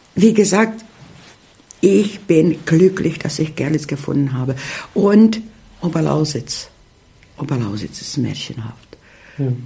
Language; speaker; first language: German; non-native, fluent; Czech